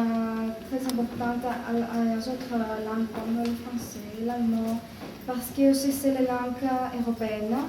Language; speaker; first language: French; non-native, learner; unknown